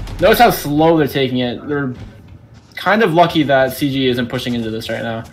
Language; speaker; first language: English; native; English